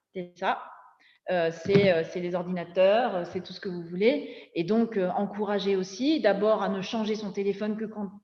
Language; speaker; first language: French; native; French